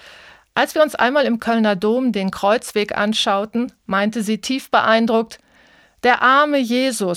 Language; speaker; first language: German; native; German